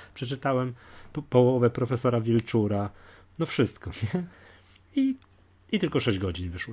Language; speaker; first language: Polish; native; Polish